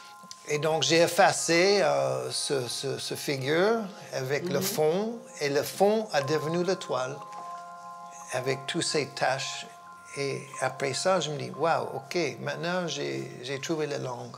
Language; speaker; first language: French; non-native, fluent; English